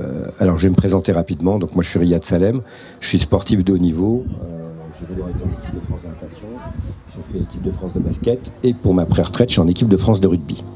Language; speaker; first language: French; native; French